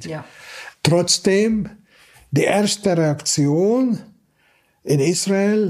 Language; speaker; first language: German; non-native, fluent; Hungarian